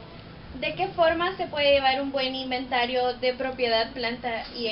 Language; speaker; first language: Spanish; native; Spanish